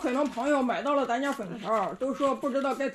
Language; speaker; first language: Chinese; native; Chinese